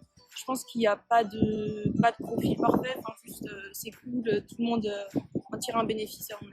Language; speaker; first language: French; native; French